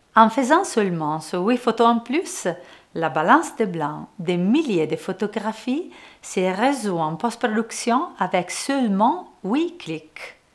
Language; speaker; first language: French; non-native, fluent; Italian